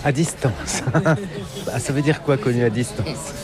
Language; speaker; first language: French; native; French